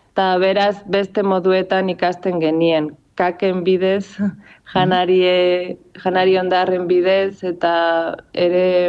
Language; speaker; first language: Basque; non-native, local second language; Spanish